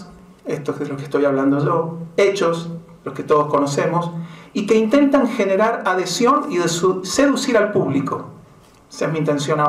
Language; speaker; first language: Spanish; native; Spanish